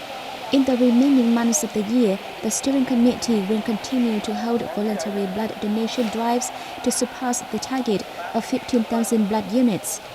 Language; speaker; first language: English; non-native, fluent; Vietnamese